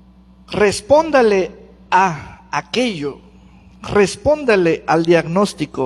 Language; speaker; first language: Spanish; native; Spanish